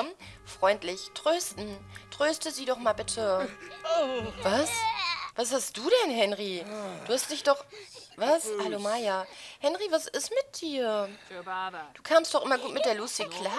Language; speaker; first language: German; native; German